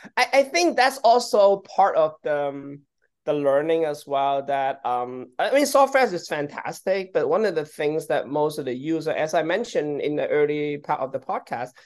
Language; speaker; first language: English; non-native, local second language; Cantonese